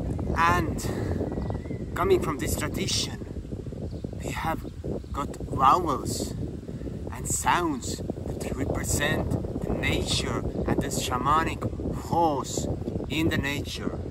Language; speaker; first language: English; non-native, fluent; Estonian